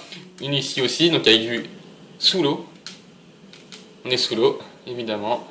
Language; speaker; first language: French; native; French